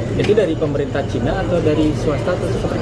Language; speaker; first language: Indonesian; native; Indonesian